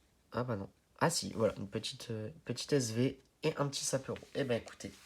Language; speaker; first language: French; native; French